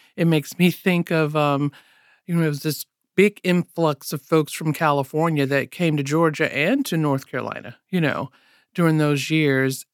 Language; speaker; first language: English; native; English